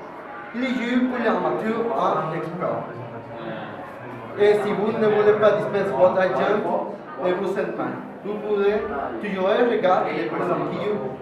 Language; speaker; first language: French; non-native, learner; Spanish